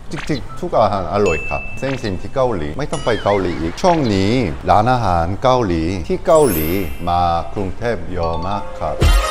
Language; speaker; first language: Thai; non-native, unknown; Korean